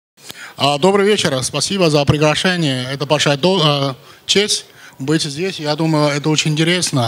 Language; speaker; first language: Russian; non-native, fluent; Chinese